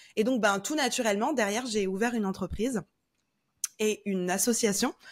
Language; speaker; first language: French; native; French